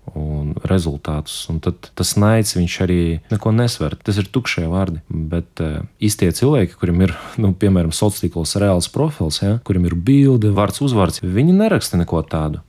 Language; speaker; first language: Latvian; non-native, local second language; Russian